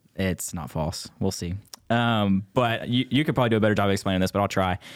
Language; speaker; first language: English; native; English